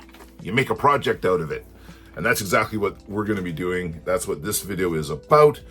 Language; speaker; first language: English; native; English